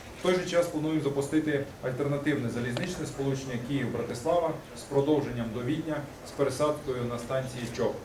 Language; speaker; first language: Ukrainian; native; Ukrainian